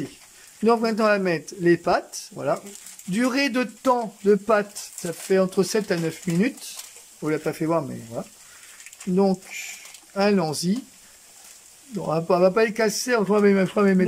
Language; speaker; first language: French; native; French